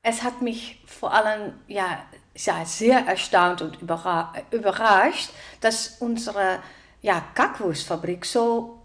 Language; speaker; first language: German; non-native, fluent; Dutch